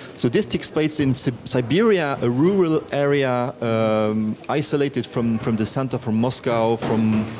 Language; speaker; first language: English; non-native, fluent; Luxembourgish